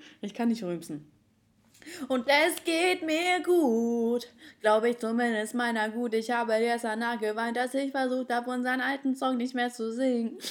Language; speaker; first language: German; early bilingual, other home language; Ukrainian